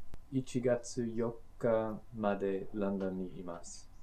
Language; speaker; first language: Japanese; non-native, learner; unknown